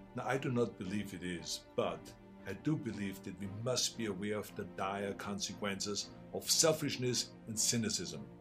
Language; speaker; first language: English; non-native, fluent; German